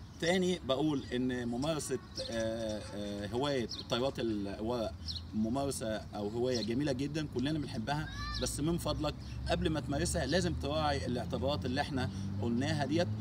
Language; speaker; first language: Arabic; native; Arabic